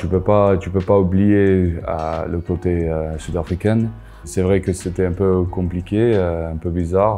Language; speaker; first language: French; non-native, fluent; Afrikaans